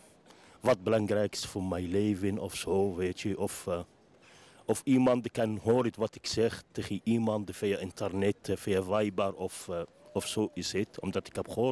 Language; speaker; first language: Dutch; non-native, learner; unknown